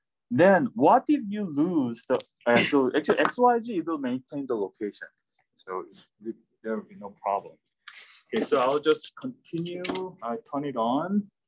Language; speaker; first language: English; non-native, fluent; Korean